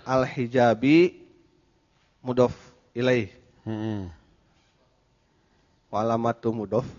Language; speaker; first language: Arabic; non-native, learner; Indonesian